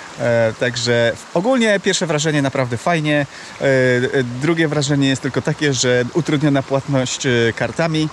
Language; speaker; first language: Polish; native; Polish